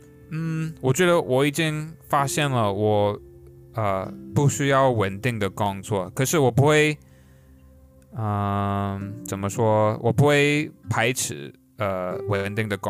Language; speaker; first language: Chinese; non-native, fluent; English